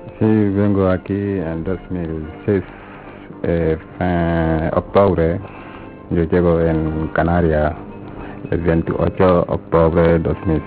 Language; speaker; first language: Spanish; non-native, learner; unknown